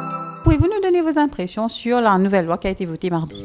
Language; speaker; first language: French; non-native, local second language; Morisyen